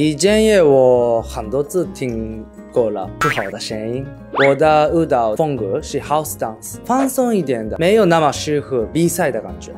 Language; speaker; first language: Chinese; non-native, learner; Japanese